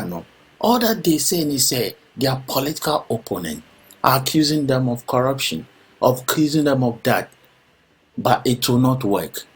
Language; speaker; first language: English; non-native, local second language; Akan